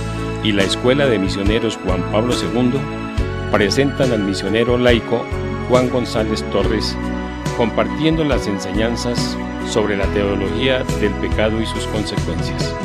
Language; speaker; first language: Spanish; native; Spanish